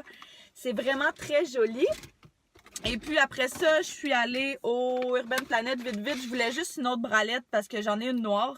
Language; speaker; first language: French; native; French